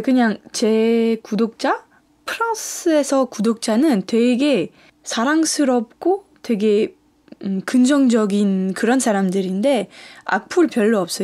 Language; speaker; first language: Korean; non-native, fluent; French